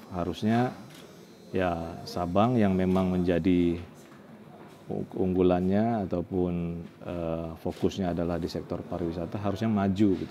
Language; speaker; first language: Indonesian; native; Indonesian